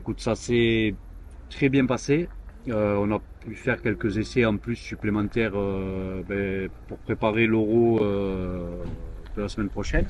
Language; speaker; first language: French; native; French